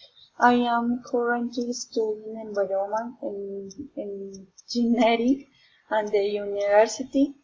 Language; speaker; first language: English; non-native, learner; Spanish